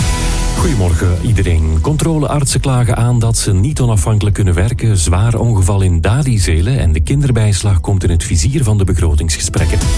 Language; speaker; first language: Dutch; native; Dutch